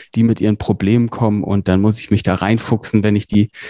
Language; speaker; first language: German; native; German